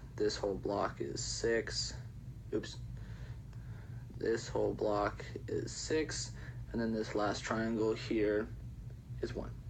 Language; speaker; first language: English; native; English